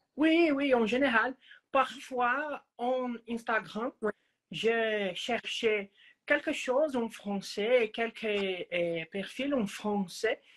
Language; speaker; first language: French; non-native, learner; Portuguese